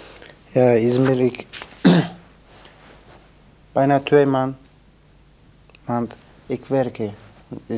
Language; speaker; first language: Dutch; non-native, learner; Turkish